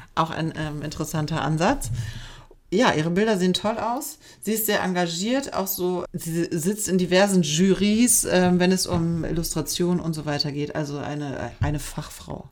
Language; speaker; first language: German; native; German